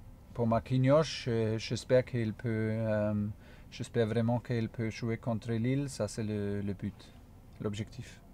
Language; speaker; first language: French; non-native, fluent; German